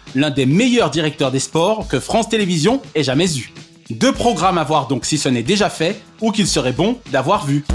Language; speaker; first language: French; native; French